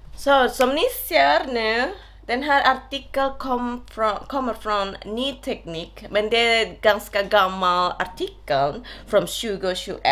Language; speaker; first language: Swedish; non-native, fluent; Indonesian